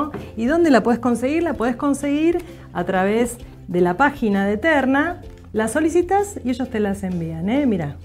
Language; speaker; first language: Spanish; native; Spanish